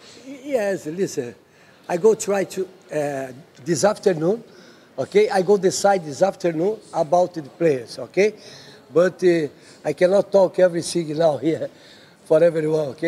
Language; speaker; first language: English; non-native, learner; Portuguese